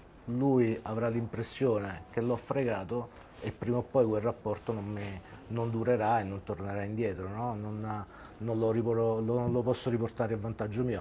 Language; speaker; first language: Italian; native; Italian